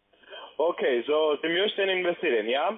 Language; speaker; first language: German; non-native, learner; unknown